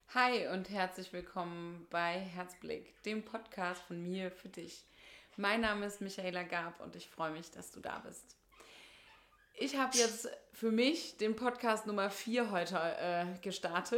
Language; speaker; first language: German; native; German